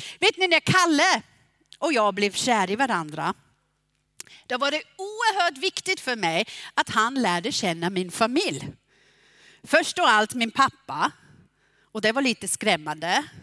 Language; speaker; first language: Swedish; non-native, fluent; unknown